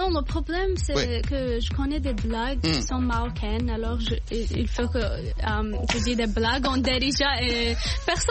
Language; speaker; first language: French; non-native, fluent; English